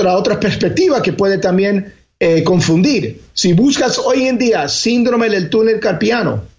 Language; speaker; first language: Spanish; early bilingual, heritage; Spanish